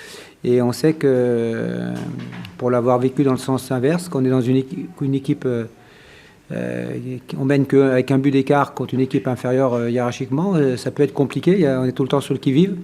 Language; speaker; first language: French; native; French